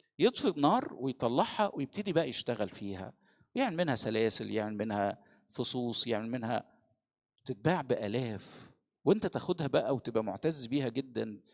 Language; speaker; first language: Arabic; native; Arabic